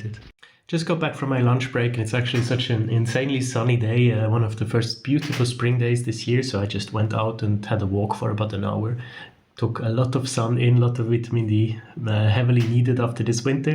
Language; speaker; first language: English; non-native, fluent; German